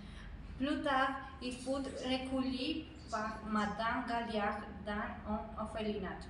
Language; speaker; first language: French; non-native, learner; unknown